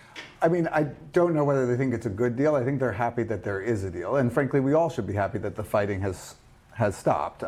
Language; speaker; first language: English; native; English